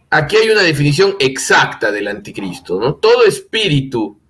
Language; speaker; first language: Spanish; native; Spanish